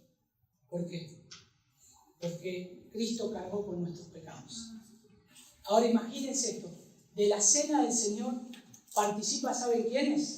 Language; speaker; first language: Spanish; native; Spanish